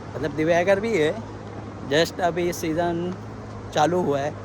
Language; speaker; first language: Hindi; non-native, local second language; Marathi